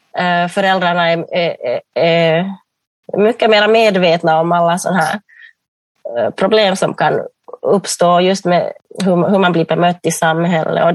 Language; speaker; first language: Swedish; native; Swedish